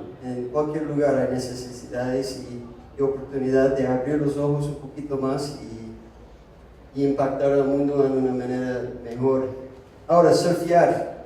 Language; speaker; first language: Spanish; non-native, fluent; English